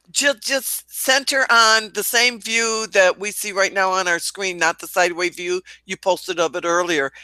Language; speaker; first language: English; native; English